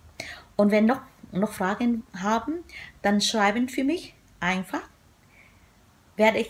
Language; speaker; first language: German; non-native, learner; Vietnamese